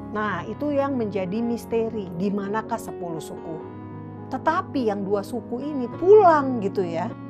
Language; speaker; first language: Indonesian; native; Indonesian